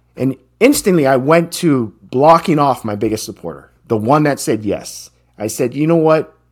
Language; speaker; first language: English; native; English